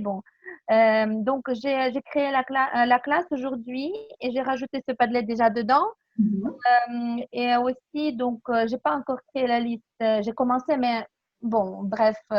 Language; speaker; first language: French; non-native, fluent; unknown